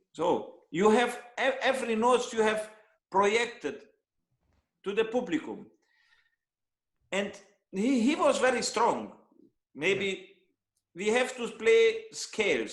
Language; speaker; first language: English; non-native, learner; Hungarian